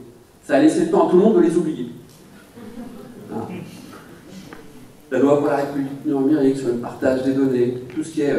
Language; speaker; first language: French; native; French